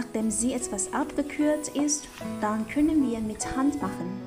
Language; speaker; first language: German; non-native, fluent; Chinese